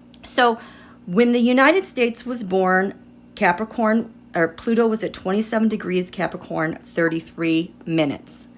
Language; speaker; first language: English; native; English